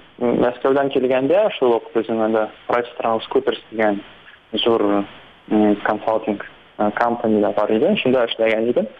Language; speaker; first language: Tatar; native; Tatar